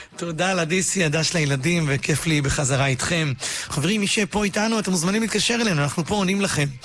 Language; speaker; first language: Hebrew; native; Hebrew